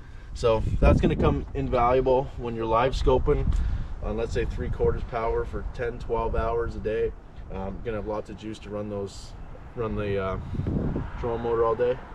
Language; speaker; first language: English; native; English